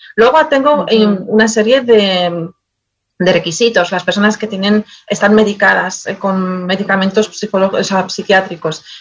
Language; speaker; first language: Spanish; non-native, fluent; Polish